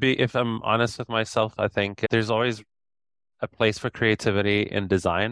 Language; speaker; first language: English; native; English